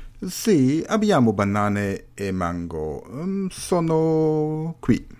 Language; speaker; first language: Italian; non-native, learner; German